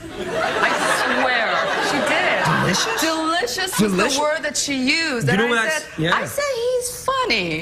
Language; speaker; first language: English; early bilingual, other home language; Korean